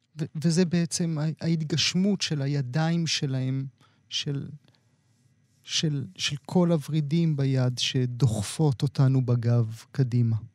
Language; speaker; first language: Hebrew; native; Hebrew